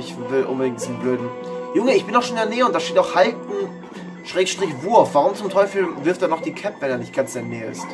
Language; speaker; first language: German; native; German